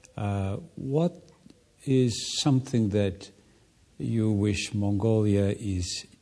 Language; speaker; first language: English; non-native, learner; Mongolian